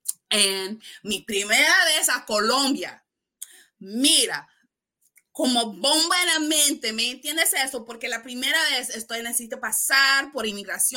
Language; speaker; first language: Spanish; non-native, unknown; English